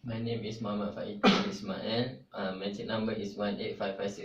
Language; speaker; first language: English; non-native, local second language; Malay